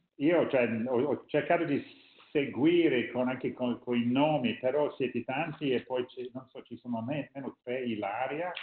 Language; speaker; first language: Italian; non-native, fluent; English